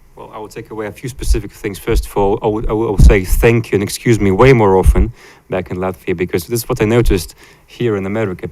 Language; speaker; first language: English; non-native, fluent; Latvian